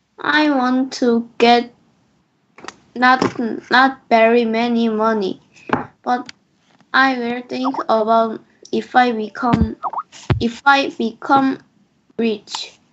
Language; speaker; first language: English; non-native, learner; Korean